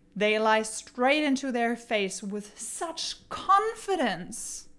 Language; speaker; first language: English; non-native, fluent; German